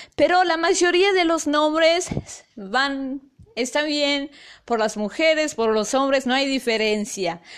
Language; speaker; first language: Spanish; non-native, fluent; Italian